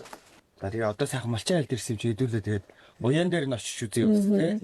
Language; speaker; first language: Mongolian; native; Mongolian